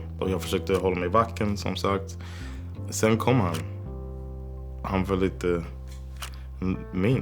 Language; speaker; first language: Swedish; non-native, fluent; English